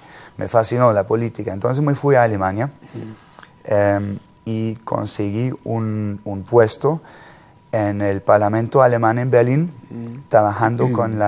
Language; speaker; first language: Spanish; non-native, fluent; German